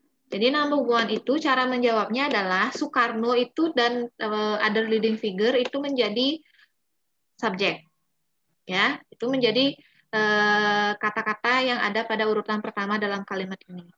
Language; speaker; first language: Indonesian; non-native, local second language; Balinese